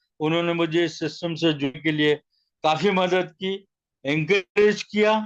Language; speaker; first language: Hindi; non-native, local second language; Marathi